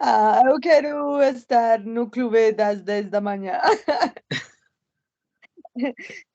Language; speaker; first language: Portuguese; non-native, fluent; Spanish